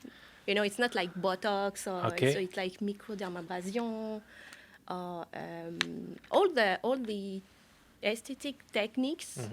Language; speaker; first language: English; non-native, learner; French